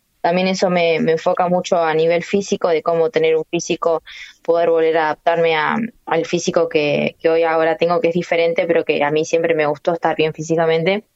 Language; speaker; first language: Spanish; native; Spanish